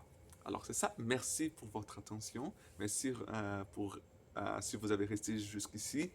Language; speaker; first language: French; non-native, fluent; Portuguese